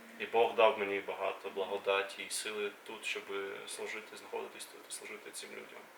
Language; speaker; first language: Ukrainian; native; Ukrainian